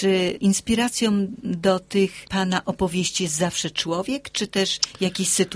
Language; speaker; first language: Polish; native; Polish